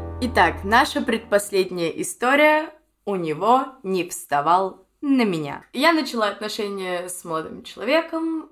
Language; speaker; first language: Russian; native; Russian